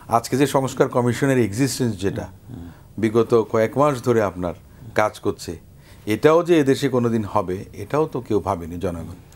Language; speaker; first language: Bangla; native; Bangla